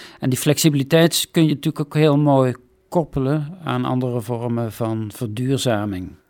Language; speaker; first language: Dutch; native; Dutch